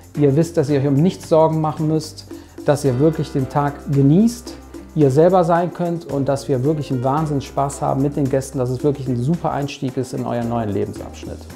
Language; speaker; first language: German; early bilingual, other home language; Spanish